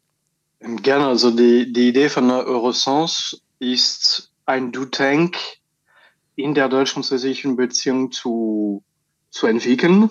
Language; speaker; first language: German; non-native, fluent; French